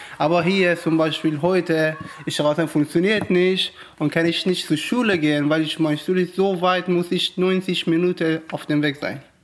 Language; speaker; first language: German; non-native, learner; Persian